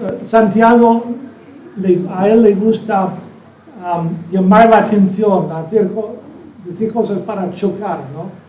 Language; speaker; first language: Spanish; non-native, fluent; English